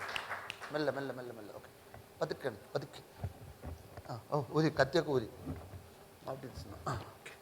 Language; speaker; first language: Malayalam; non-native, local second language; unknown